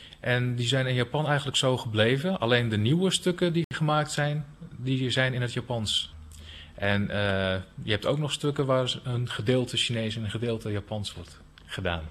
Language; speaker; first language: Dutch; native; Dutch